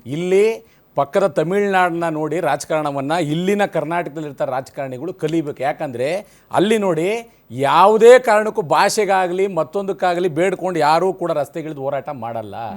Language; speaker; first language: Kannada; native; Kannada